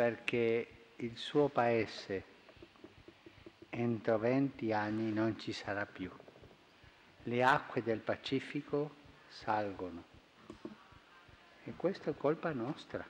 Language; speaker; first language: Italian; non-native, fluent; Spanish